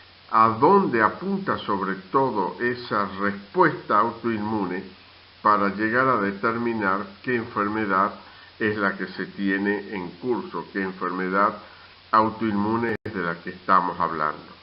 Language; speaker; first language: Spanish; native; Spanish